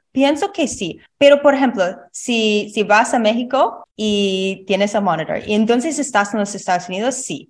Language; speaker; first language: Spanish; non-native, learner; English